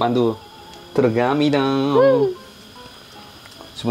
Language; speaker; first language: Korean; native; Korean